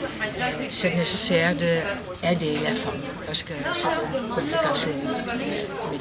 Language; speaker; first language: French; non-native, learner; Dutch